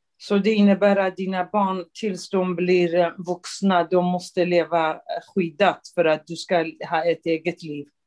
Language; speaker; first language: Swedish; non-native, fluent; Kurdish